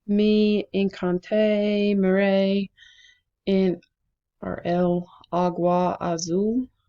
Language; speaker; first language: Spanish; non-native, learner; English